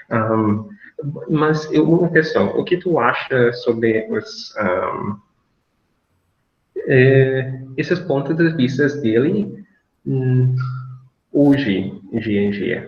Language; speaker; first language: Portuguese; non-native, fluent; English